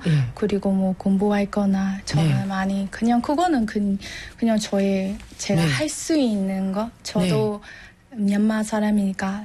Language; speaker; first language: Korean; non-native, learner; Burmese